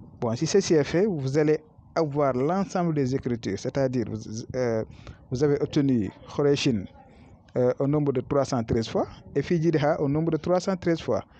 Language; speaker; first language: French; non-native, local second language; Wolof